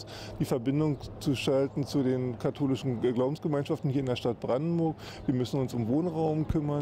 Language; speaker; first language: German; native; German